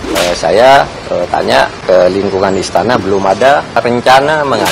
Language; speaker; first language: Indonesian; native; Indonesian